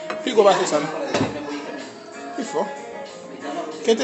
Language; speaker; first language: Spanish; non-native, learner; Haitian Creole